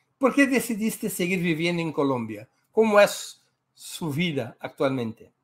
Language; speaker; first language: Spanish; non-native, fluent; Portuguese